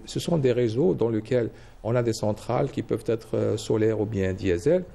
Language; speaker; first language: French; non-native, local second language; Arabic